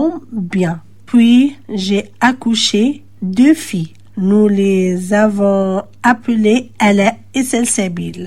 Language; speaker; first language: French; non-native, local second language; Arabic